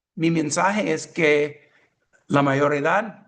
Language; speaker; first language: Spanish; non-native, learner; English